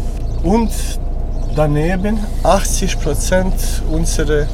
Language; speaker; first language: German; non-native, learner; Bosnian